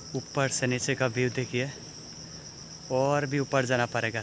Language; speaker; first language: Hindi; non-native, local second language; Bangla